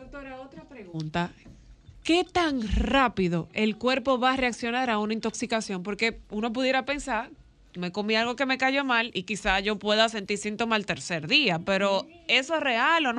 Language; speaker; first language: Spanish; native; Spanish